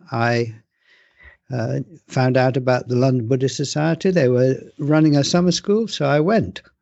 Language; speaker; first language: English; native; English